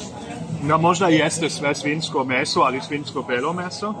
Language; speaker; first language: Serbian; non-native, fluent; German